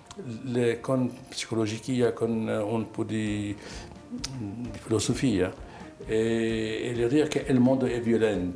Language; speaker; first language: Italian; non-native, learner; Arabic